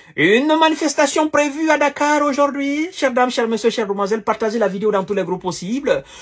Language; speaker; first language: French; non-native, local second language; Wolof